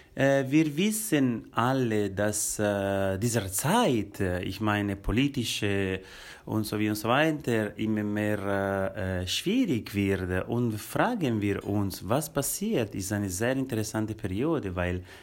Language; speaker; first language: German; non-native, local second language; Italian